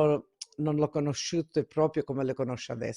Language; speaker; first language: Italian; early bilingual, heritage; Italian